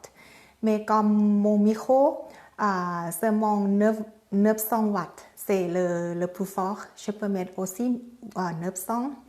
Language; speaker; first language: French; non-native, learner; Thai